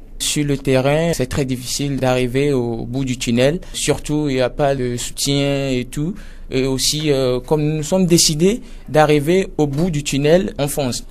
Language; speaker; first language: French; non-native, local second language; Ewe